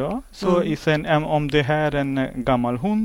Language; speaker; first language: Swedish; non-native, learner; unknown